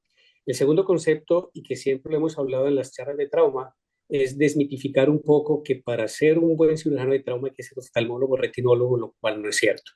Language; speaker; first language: Spanish; native; Spanish